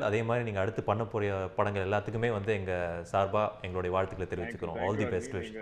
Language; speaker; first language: Tamil; native; Tamil